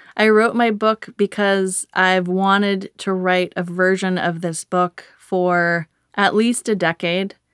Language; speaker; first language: English; native; English